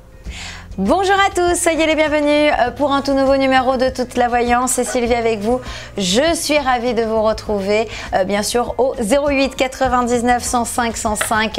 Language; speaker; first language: French; native; French